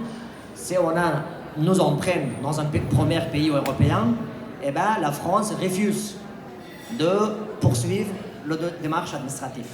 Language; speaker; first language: French; non-native, fluent; Persian